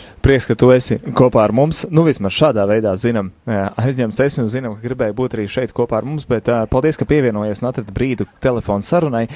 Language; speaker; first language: Latvian; native; Latvian